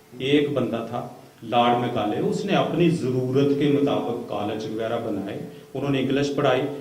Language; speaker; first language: Urdu; non-native, local second language; Punjabi